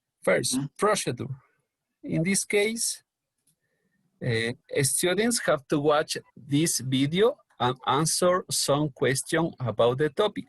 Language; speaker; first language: English; non-native, learner; Spanish